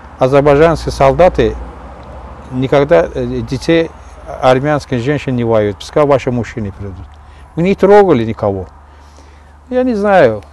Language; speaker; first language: Russian; non-native, local second language; Azerbaijani